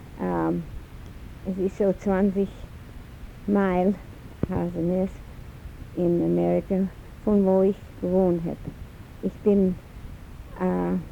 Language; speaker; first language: German; early bilingual, heritage; German